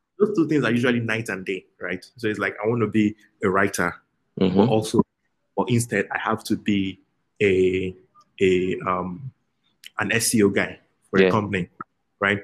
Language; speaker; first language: English; native; English